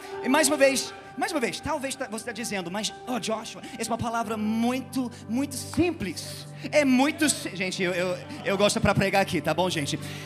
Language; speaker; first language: Portuguese; non-native, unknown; English